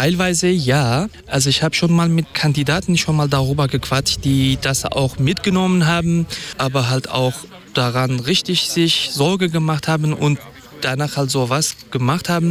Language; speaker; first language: German; non-native, fluent; Kurdish